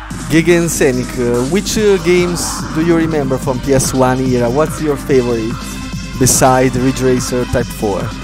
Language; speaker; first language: English; non-native, learner; Italian